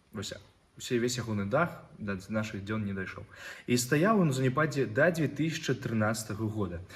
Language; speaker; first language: Belarusian; native; Belarusian